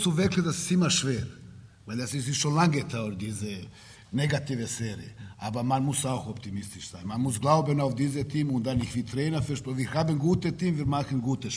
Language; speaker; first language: German; non-native, learner; Serbian